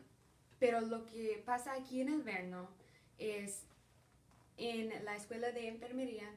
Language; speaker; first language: Spanish; early bilingual, heritage; Spanish